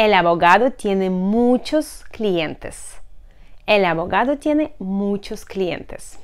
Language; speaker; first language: Spanish; non-native, fluent; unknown